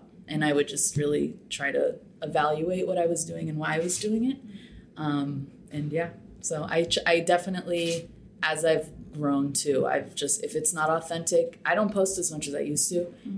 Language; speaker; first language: English; native; English